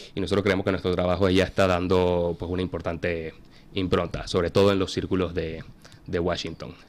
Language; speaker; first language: Spanish; native; Spanish